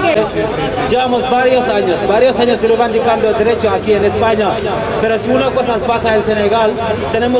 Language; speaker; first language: Spanish; non-native, fluent; Wolof